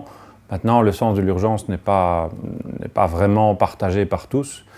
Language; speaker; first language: French; native; French